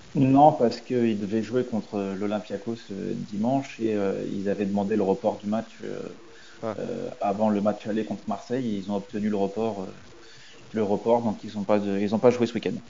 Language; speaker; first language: French; native; French